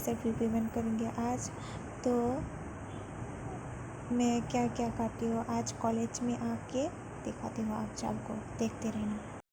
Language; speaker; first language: Hindi; non-native, local second language; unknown